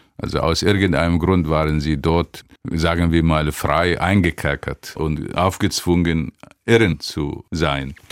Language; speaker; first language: German; non-native, fluent; Arabic